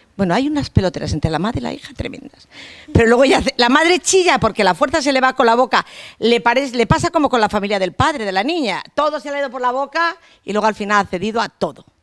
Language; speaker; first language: Spanish; native; Spanish